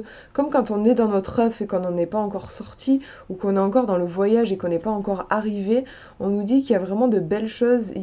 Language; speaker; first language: French; native; French